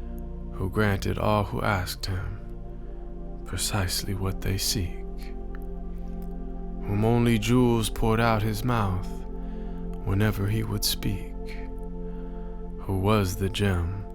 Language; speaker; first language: English; native; English